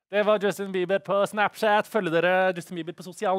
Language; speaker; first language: Norwegian; native; Norwegian